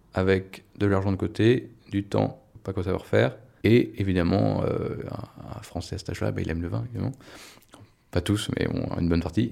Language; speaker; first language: French; native; French